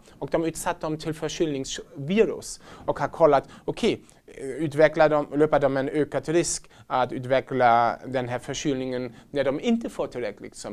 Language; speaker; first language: Swedish; non-native, fluent; German